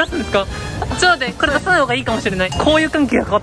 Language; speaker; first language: Japanese; native; Japanese